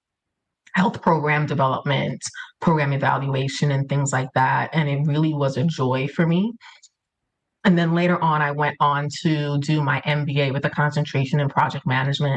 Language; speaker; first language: English; early bilingual, other home language; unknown